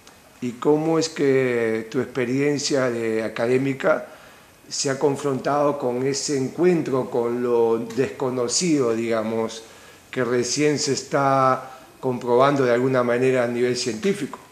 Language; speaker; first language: Spanish; native; Spanish